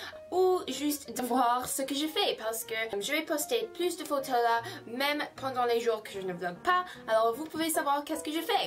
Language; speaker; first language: French; non-native, learner; English